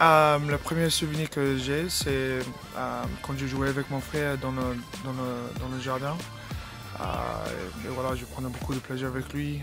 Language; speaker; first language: French; non-native, learner; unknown